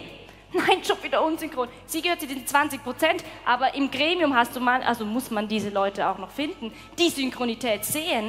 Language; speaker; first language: German; native; German